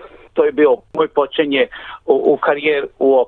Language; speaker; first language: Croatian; early bilingual, heritage; English